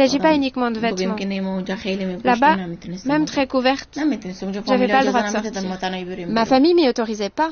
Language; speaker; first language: French; non-native, fluent; Persian